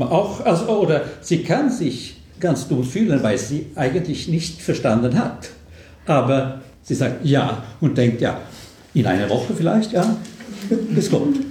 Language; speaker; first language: German; non-native, fluent; Swedish